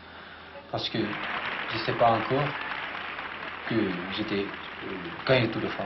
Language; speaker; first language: French; non-native, fluent; Dutch